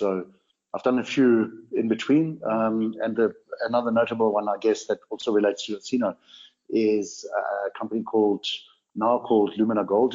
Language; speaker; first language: English; non-native, local second language; German